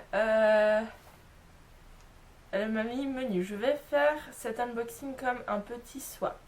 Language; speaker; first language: French; native; French